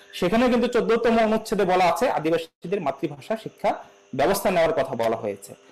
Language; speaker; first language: Bangla; non-native, local second language; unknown